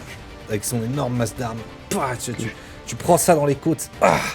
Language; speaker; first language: French; native; French